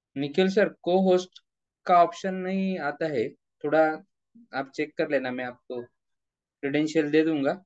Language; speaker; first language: Hindi; non-native, local second language; Marathi